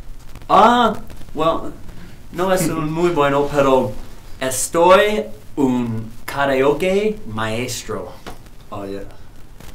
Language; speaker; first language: Spanish; non-native, learner; English